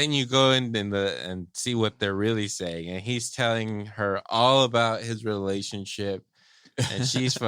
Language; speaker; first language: English; native; English